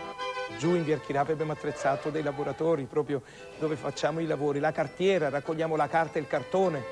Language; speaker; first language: Italian; native; Italian